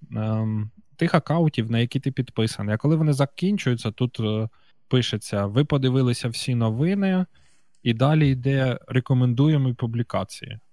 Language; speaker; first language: Ukrainian; native; Ukrainian